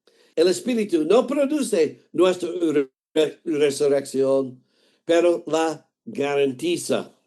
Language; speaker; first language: Spanish; non-native, fluent; English